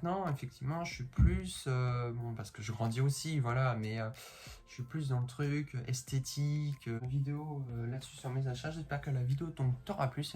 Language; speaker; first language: French; native; French